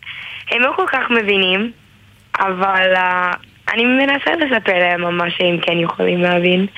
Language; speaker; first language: Hebrew; non-native, learner; English